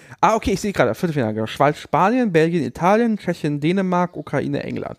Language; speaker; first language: German; native; German